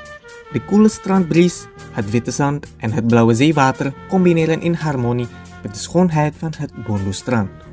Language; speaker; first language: Dutch; non-native, fluent; Indonesian